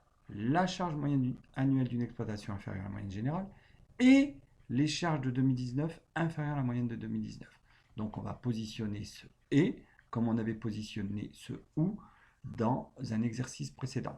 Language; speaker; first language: French; native; French